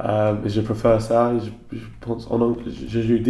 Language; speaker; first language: French; non-native, learner; English